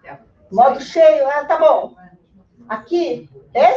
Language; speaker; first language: Portuguese; native; Portuguese